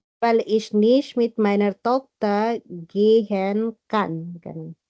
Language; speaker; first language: German; non-native, learner; Filipino